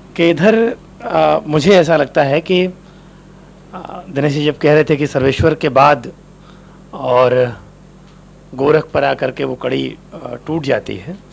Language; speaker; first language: Hindi; native; Hindi